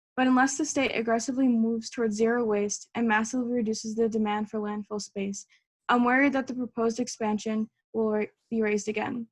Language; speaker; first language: English; native; English